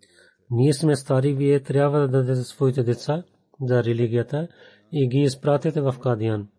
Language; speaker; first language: Bulgarian; non-native, fluent; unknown